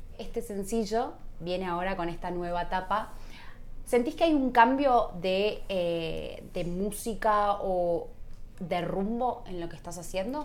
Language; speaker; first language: Spanish; native; Spanish